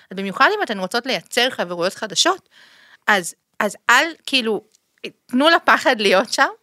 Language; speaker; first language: Hebrew; early bilingual, other home language; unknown